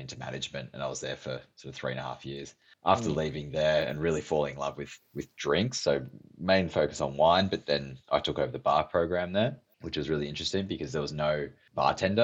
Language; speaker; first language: English; native; English